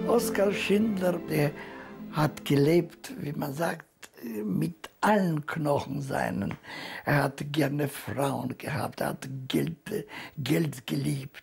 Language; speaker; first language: German; non-native, fluent; Polish